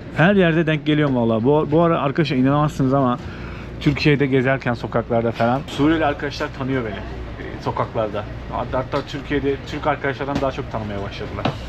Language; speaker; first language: Turkish; native; Turkish